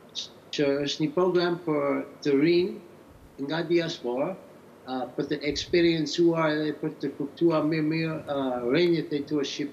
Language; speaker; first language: Albanian; early bilingual, heritage; English